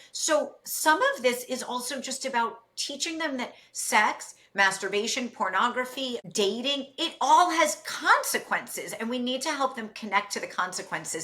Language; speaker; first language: English; native; English